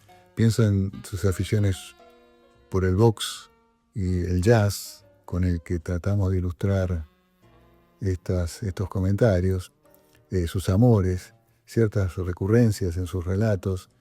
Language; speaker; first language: Spanish; native; Spanish